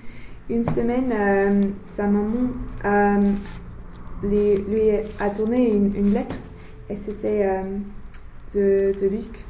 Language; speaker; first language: French; non-native, learner; English